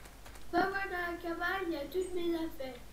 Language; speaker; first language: French; native; French